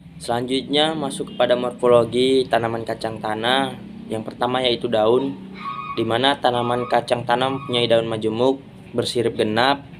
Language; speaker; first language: Indonesian; native; Indonesian